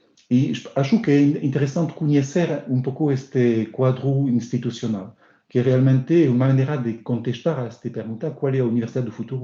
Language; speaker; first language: Portuguese; non-native, learner; French